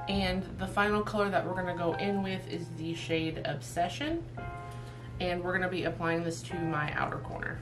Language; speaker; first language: English; native; English